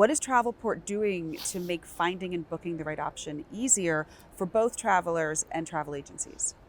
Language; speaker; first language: English; native; English